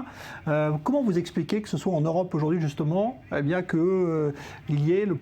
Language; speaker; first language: French; native; French